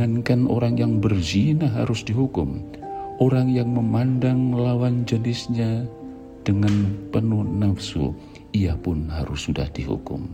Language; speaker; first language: Indonesian; native; Indonesian